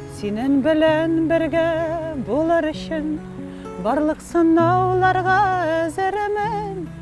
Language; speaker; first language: Tatar; non-native, local second language; Russian